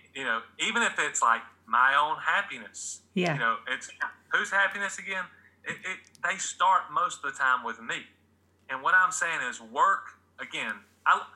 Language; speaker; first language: English; native; English